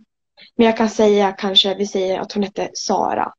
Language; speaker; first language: Swedish; native; Swedish